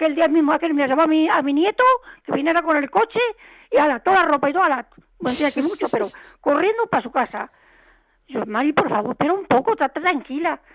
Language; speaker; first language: Spanish; native; Spanish